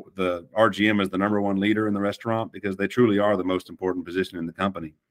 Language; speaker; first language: English; native; English